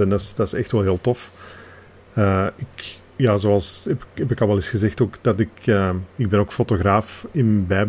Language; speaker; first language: Dutch; native; Dutch